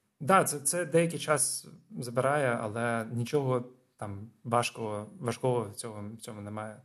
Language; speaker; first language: Ukrainian; non-native, local second language; Russian